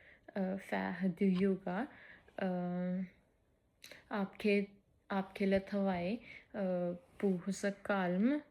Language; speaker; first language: French; non-native, fluent; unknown